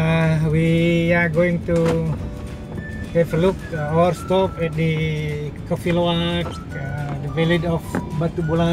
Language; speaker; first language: English; non-native, learner; Indonesian